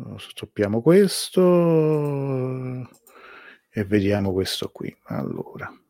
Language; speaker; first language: Italian; native; Italian